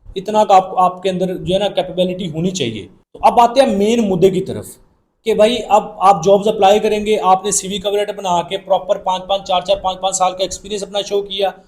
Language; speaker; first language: Urdu; non-native, local second language; Punjabi